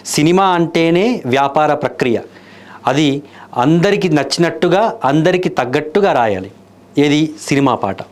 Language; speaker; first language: Telugu; native; Telugu